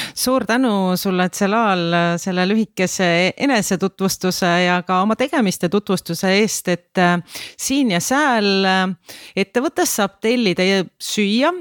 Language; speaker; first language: Estonian; native; Estonian